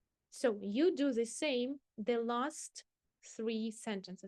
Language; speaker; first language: English; non-native, fluent; Ukrainian